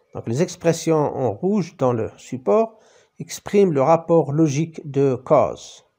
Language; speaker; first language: French; non-native, local second language; Arabic